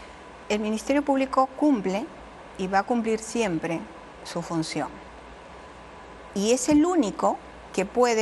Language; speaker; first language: Spanish; native; Spanish